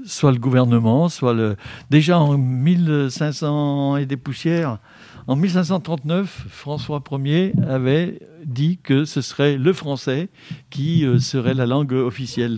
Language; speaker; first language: French; native; French